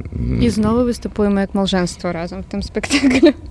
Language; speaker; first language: Polish; non-native, learner; Ukrainian